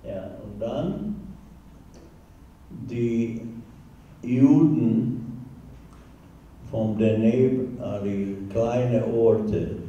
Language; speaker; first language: German; non-native, learner; Hungarian